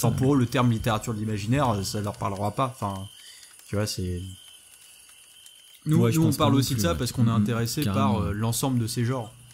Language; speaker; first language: French; native; French